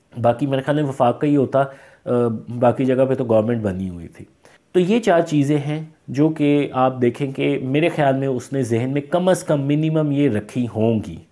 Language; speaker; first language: Urdu; native; Urdu